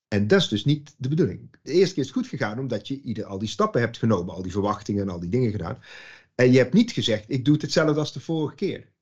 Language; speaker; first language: Dutch; native; Dutch